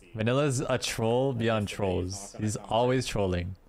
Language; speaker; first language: English; native; English